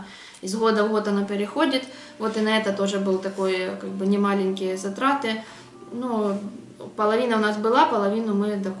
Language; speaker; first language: Russian; native; Russian